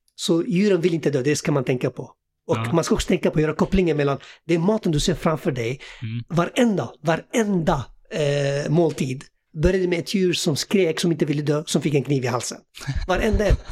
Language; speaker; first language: Swedish; early bilingual, other home language; Assyrian Neo-Aramaic